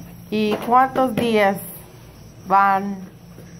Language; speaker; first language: Spanish; non-native, learner; English